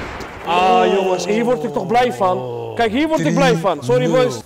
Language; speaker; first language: Dutch; native; Dutch